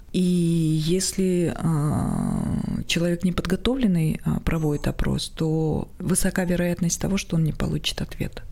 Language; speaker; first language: Russian; non-native, local second language; Tajik